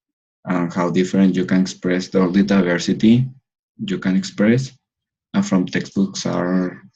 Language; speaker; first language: English; non-native, learner; Spanish